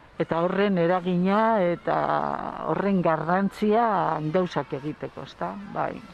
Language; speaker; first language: Basque; non-native, local second language; Spanish